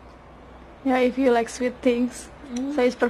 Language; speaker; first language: English; non-native, learner; Indonesian